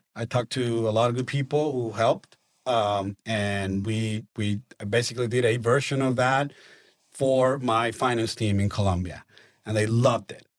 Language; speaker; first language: English; non-native, fluent; Spanish